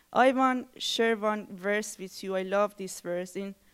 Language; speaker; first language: English; non-native, learner; Persian